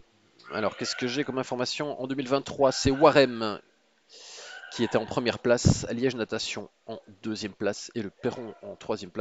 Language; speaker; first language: French; native; French